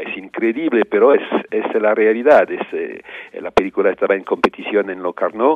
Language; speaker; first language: Spanish; non-native, learner; French